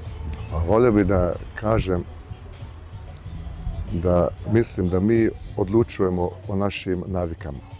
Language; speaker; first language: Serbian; early bilingual, heritage; Bosnian